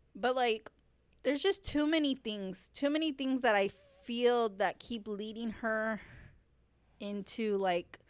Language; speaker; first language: English; native; English